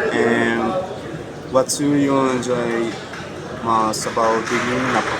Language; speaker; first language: English; non-native, learner; Spanish